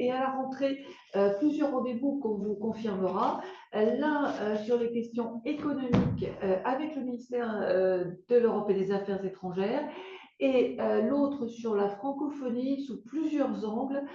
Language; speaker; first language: French; native; French